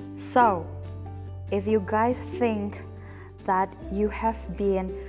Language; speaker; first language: English; non-native, fluent; Indonesian